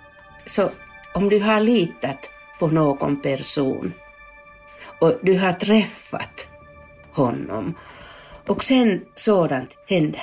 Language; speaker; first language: Swedish; non-native, learner; Finnish